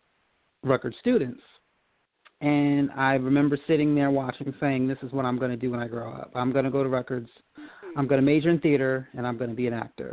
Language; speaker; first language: English; native; English